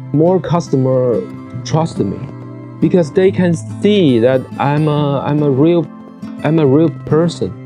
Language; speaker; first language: English; non-native, fluent; Chinese